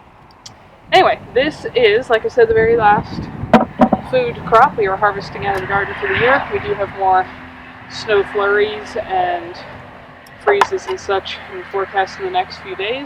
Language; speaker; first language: English; native; English